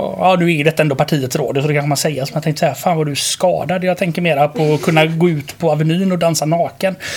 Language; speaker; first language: Swedish; native; Swedish